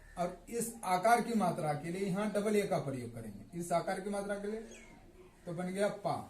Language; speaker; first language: Hindi; native; Hindi